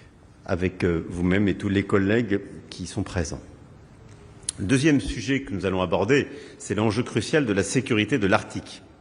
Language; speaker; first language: French; native; French